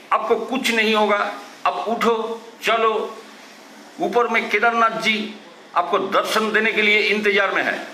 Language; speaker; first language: Hindi; non-native, local second language; Bangla